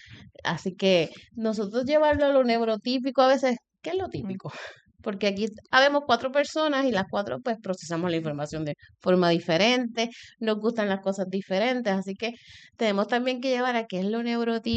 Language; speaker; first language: Spanish; native; Spanish